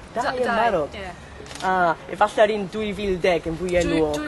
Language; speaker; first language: Welsh; non-native, learner; Basque